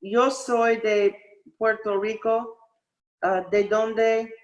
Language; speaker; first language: Spanish; non-native, learner; English